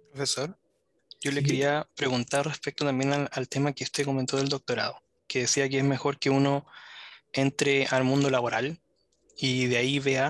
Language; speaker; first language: Spanish; native; Spanish